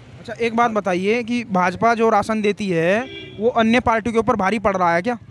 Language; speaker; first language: Hindi; native; Hindi